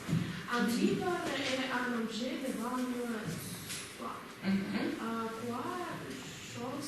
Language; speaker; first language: French; non-native, learner; Russian